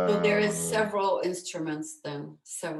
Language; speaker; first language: English; non-native, fluent; French